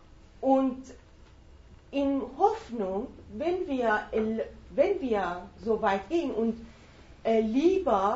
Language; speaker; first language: German; non-native, fluent; Persian